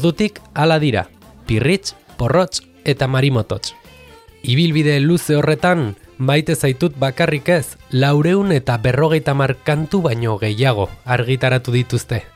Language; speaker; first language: Basque; native; Basque